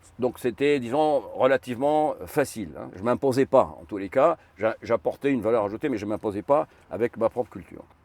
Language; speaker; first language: French; non-native, fluent; Arabic